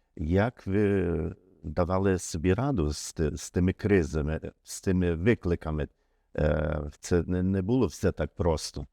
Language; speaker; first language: Ukrainian; early bilingual, heritage; Ukrainian